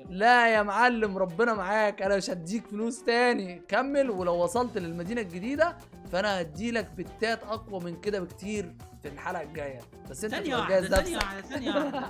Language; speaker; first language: Arabic; native; Arabic